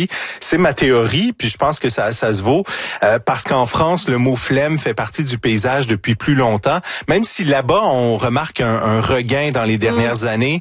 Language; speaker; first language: French; native; French